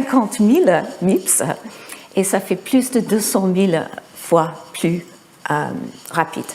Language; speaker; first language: French; non-native, fluent; English